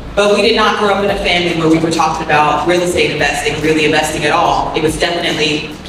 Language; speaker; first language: English; native; English